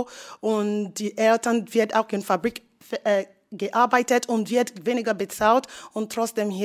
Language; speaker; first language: German; non-native, fluent; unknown